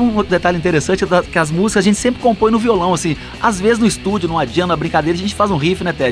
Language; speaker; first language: Portuguese; native; Portuguese